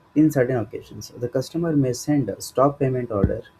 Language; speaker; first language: English; non-native, local second language; Kannada